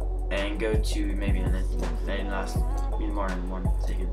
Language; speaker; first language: English; non-native, fluent; French